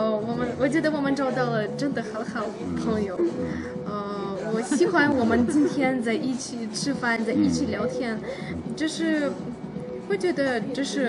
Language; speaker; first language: Chinese; non-native, learner; Russian